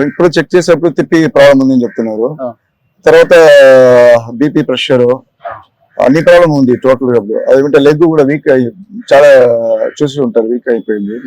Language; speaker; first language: Telugu; non-native, local second language; Tamil